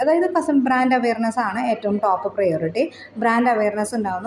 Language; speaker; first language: Malayalam; native; Malayalam